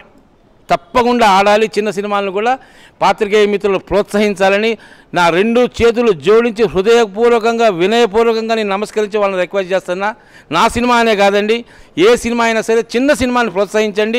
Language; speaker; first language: Telugu; native; Telugu